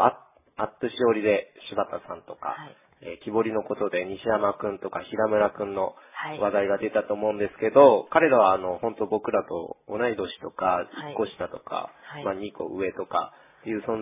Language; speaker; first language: Japanese; native; Japanese